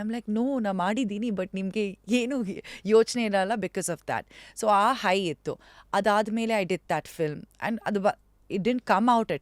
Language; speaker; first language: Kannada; non-native, local second language; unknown